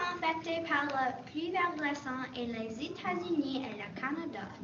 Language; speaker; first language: French; non-native, local second language; English